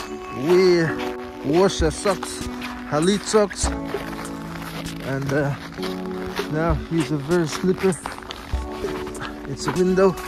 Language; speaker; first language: English; non-native, learner; Russian